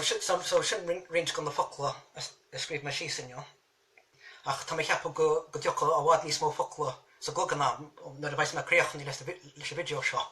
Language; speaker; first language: Irish; native; Irish